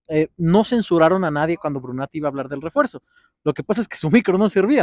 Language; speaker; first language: Spanish; native; Spanish